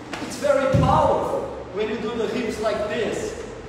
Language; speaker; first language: English; non-native, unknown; Portuguese